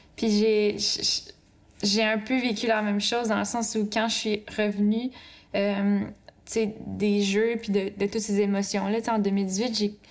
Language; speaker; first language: French; native; French